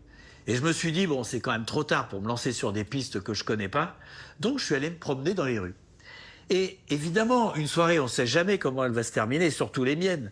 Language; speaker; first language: French; native; French